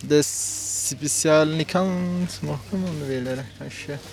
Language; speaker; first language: Swedish; non-native, learner; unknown